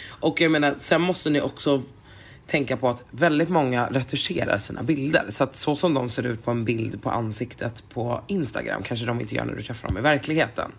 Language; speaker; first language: Swedish; native; Swedish